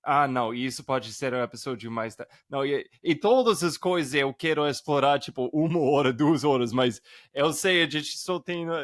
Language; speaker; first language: Portuguese; non-native, fluent; English